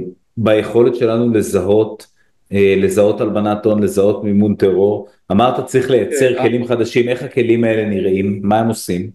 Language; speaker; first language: Hebrew; native; Hebrew